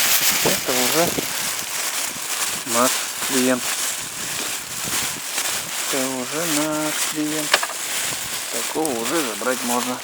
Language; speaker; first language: Russian; native; Russian